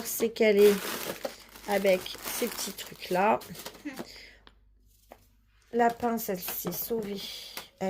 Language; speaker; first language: French; native; French